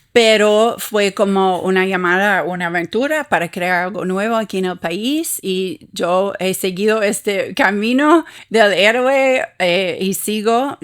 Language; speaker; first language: Spanish; non-native, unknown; English